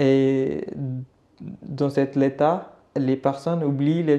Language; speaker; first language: French; non-native, learner; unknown